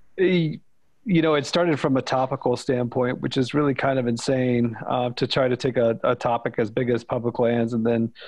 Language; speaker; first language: English; native; English